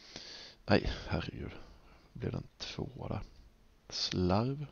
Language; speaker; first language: Swedish; native; Swedish